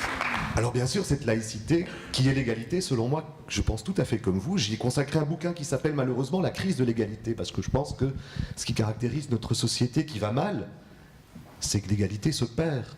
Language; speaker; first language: French; native; French